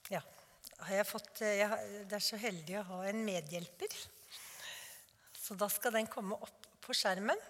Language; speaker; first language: Norwegian; native; Norwegian